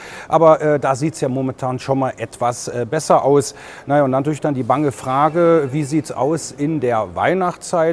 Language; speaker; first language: German; native; German